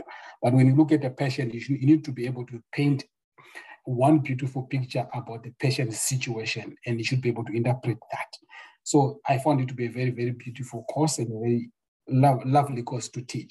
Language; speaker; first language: English; non-native, local second language; Shona